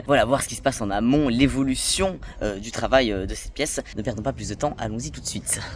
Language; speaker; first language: French; native; French